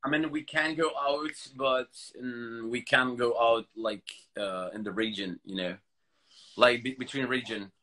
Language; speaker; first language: English; non-native, learner; Italian